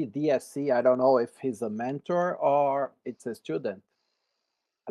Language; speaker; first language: English; non-native, fluent; Portuguese